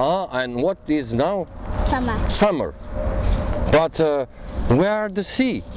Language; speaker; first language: English; non-native, learner; Croatian